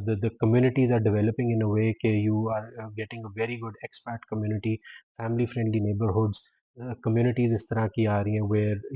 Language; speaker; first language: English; non-native, local second language; Urdu